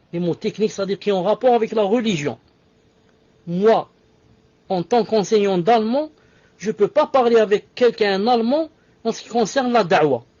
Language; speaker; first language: French; non-native, local second language; Arabic